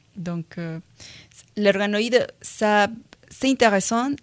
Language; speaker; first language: French; non-native, fluent; Spanish